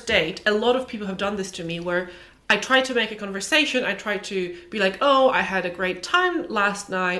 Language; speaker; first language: English; non-native, fluent; Polish